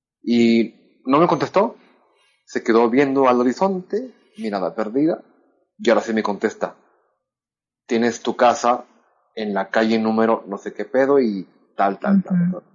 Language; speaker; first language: Spanish; native; Spanish